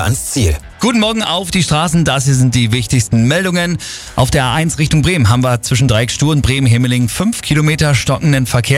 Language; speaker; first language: German; native; German